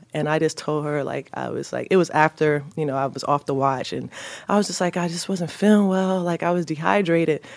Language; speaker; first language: English; native; English